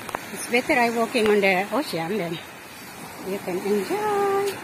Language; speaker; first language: English; non-native, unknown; Indonesian